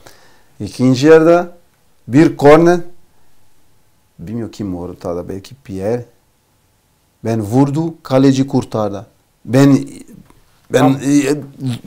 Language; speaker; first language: Turkish; non-native, learner; Portuguese